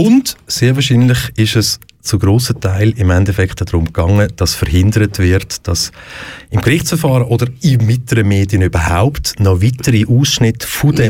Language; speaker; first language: German; native; German